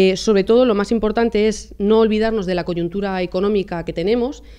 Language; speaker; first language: Spanish; native; Spanish